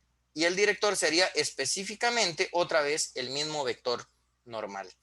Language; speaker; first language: Spanish; native; Spanish